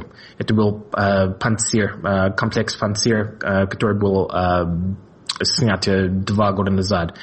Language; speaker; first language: Russian; non-native, fluent; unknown